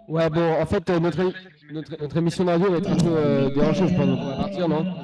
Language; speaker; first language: French; native; French